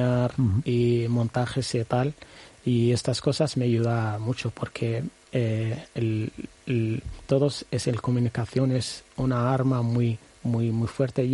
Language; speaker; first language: Spanish; non-native, learner; Arabic